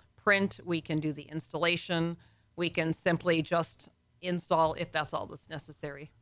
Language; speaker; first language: English; native; English